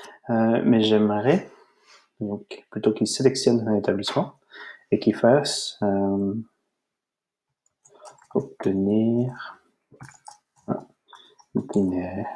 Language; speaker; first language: French; native; French